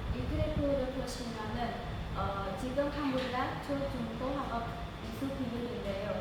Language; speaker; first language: Korean; non-native, learner; Khmer